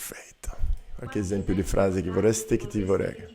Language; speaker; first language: Italian; non-native, learner; Portuguese